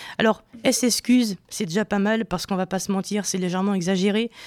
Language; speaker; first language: French; native; French